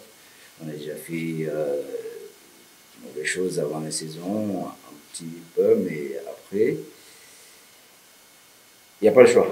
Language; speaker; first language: French; non-native, learner; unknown